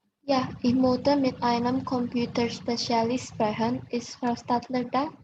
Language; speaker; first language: German; non-native, learner; Indonesian